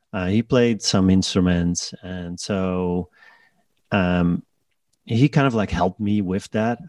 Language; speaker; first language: English; non-native, fluent; Dutch